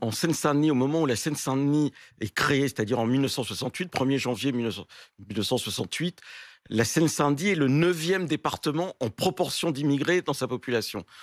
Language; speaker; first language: French; native; French